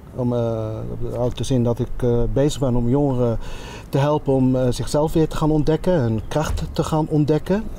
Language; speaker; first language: Dutch; early bilingual, other home language; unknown